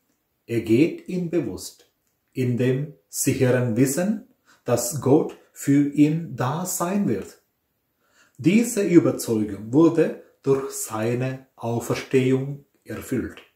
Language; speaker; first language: German; non-native, fluent; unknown